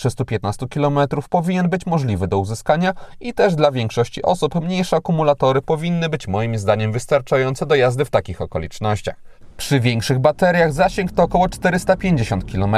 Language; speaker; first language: Polish; native; Polish